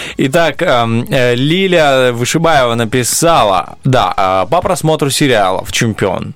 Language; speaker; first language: Russian; non-native, local second language; Romanian